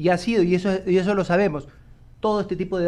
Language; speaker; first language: Spanish; native; Spanish